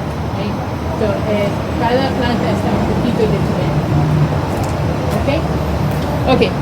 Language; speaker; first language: Spanish; non-native, learner; English